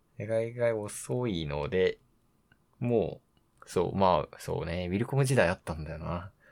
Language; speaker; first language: Japanese; native; Japanese